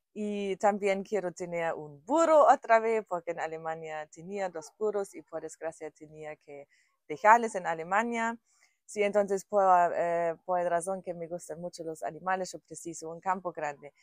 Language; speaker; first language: Spanish; non-native, fluent; German